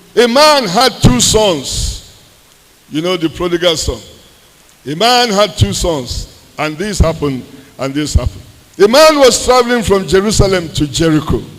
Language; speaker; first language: English; non-native, local second language; Yoruba